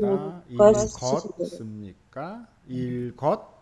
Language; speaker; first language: Korean; native; Korean